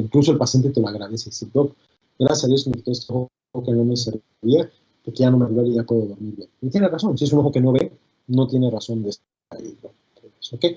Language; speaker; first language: Spanish; native; Spanish